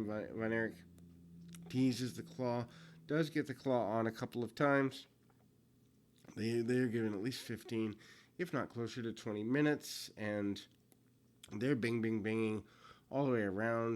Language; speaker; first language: English; native; English